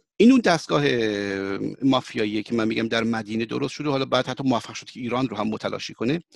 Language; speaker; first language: Persian; early bilingual, heritage; Persian